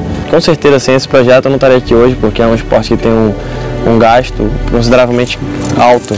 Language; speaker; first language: Portuguese; native; Portuguese